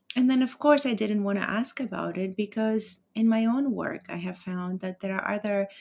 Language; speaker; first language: English; non-native, fluent; Greek